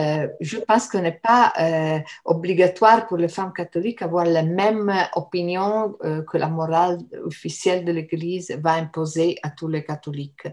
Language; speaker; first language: French; non-native, fluent; Italian